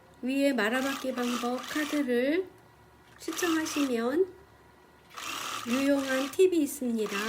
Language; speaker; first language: Korean; native; Korean